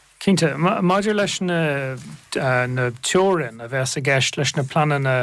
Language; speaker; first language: Irish; native; Irish